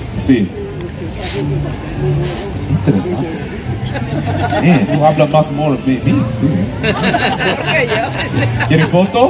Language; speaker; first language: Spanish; non-native, learner; English